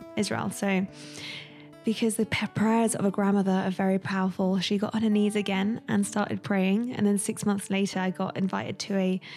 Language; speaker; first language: English; native; English